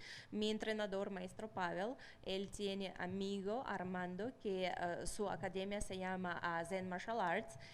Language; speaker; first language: Spanish; non-native, fluent; Russian